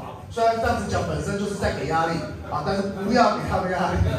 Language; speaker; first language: Chinese; native; Chinese